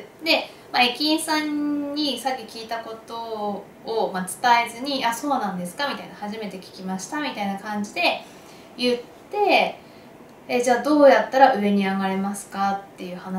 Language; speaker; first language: Japanese; native; Japanese